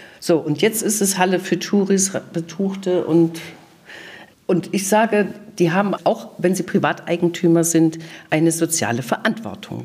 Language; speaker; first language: German; native; German